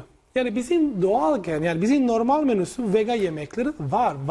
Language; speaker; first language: Turkish; non-native, learner; Italian